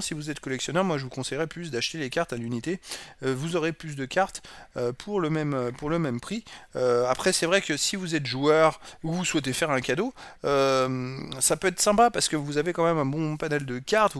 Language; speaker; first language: French; native; French